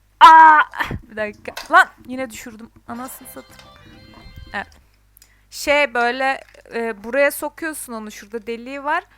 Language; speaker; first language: Turkish; native; Turkish